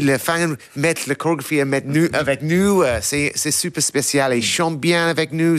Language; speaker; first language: French; non-native, learner; English